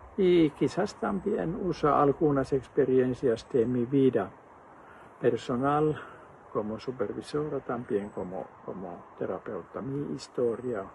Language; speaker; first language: Spanish; non-native, fluent; Finnish